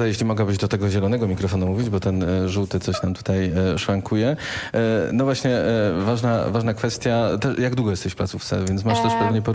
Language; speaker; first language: Polish; native; Polish